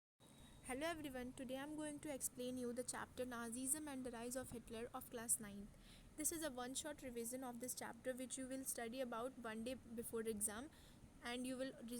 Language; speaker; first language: English; non-native, local second language; Hindi